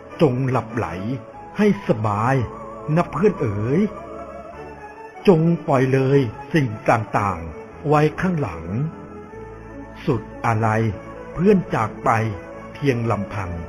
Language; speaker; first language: Thai; native; Thai